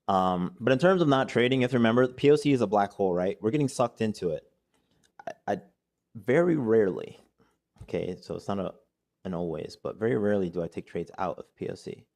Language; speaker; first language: English; native; English